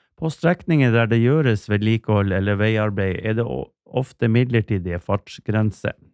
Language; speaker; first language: Norwegian; native; Norwegian